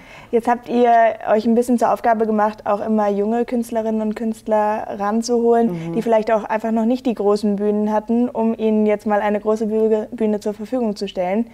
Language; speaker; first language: German; native; German